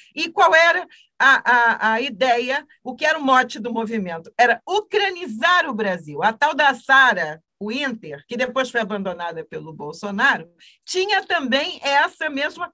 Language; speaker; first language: Portuguese; native; Portuguese